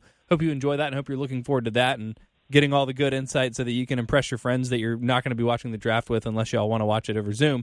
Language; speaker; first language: English; native; English